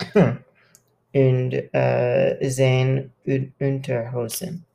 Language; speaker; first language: German; non-native, learner; English